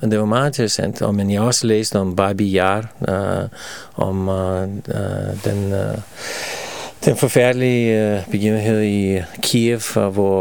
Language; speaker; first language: Danish; non-native, fluent; Russian